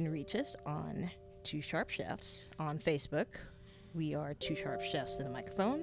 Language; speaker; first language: English; non-native, local second language; Filipino